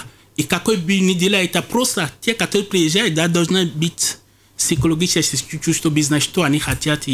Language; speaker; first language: Russian; non-native, fluent; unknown